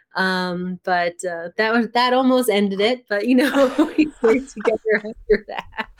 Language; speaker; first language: English; native; English